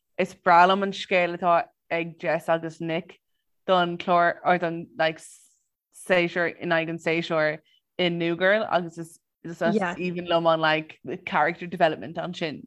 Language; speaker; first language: Irish; non-native, local second language; English